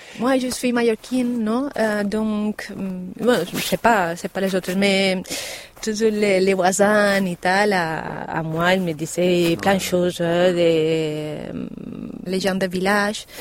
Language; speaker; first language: French; non-native, learner; Catalan